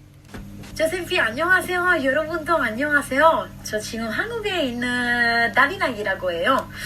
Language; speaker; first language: Korean; non-native, learner; Italian